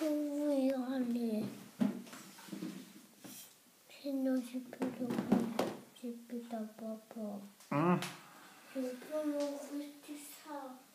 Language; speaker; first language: French; early bilingual, other home language; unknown